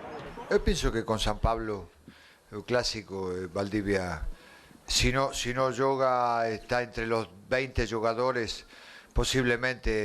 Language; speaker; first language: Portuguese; non-native, learner; Spanish